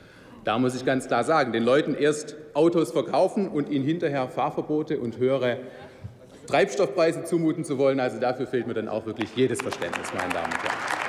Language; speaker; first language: German; native; German